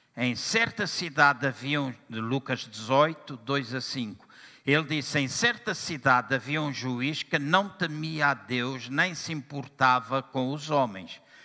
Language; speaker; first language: Portuguese; native; Portuguese